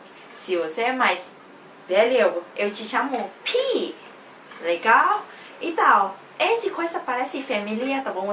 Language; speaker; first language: Portuguese; non-native, fluent; Thai